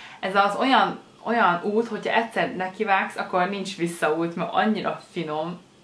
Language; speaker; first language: Hungarian; early bilingual, other home language; Chinese